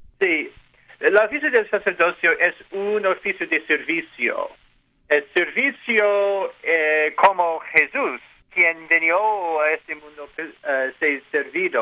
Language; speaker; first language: Spanish; non-native, learner; English